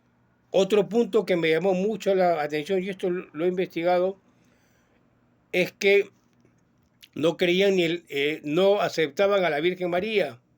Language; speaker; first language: Spanish; native; Spanish